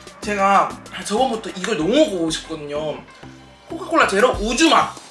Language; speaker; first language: Korean; native; Korean